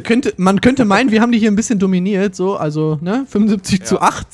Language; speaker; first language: German; native; German